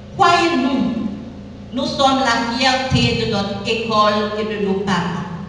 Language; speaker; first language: French; non-native, local second language; Haitian Creole